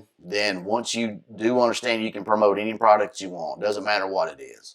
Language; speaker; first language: English; native; English